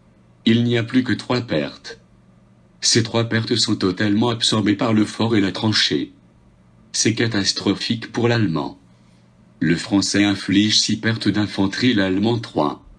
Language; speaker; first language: French; native; French